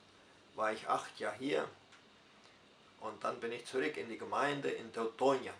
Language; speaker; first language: German; early bilingual, heritage; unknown